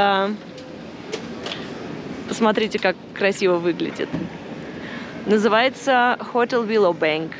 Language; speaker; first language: Russian; native; Russian